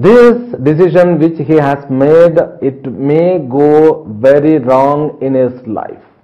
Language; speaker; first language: English; non-native, local second language; Telugu